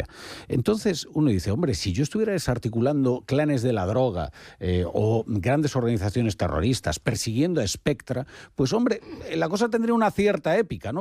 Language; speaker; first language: Spanish; native; Spanish